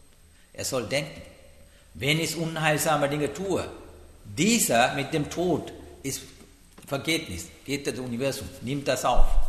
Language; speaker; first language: German; non-native, learner; Sinhala